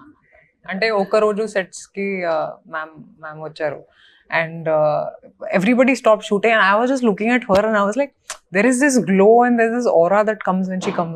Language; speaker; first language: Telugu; non-native, fluent; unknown